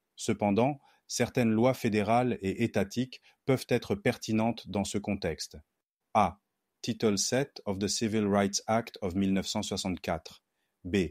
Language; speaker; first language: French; non-native, local second language; Haitian Creole